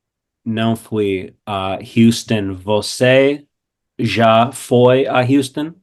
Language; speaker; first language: Portuguese; non-native, fluent; English